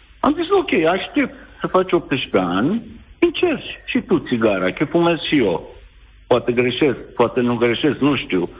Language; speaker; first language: Romanian; non-native, fluent; Persian